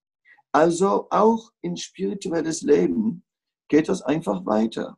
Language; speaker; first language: German; non-native, fluent; Dutch